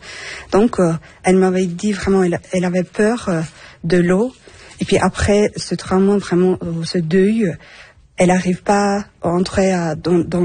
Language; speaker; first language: French; non-native, fluent; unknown